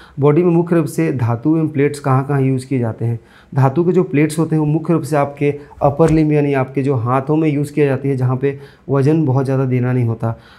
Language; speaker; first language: Hindi; native; Hindi